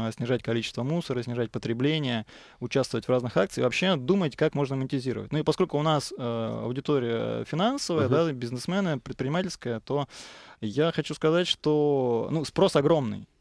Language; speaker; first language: Russian; native; Russian